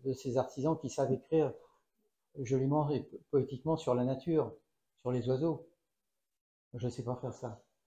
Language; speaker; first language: French; native; French